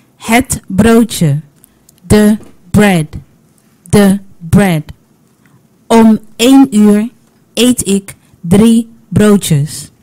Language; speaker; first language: Dutch; non-native, learner; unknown